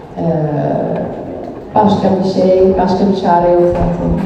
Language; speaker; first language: Turkish; early bilingual, heritage; Turkish